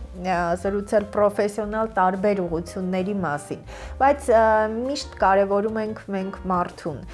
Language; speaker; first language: Armenian; native; Armenian